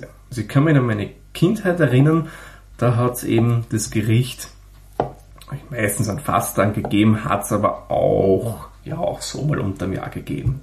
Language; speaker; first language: German; native; German